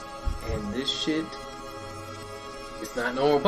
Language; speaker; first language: English; native; English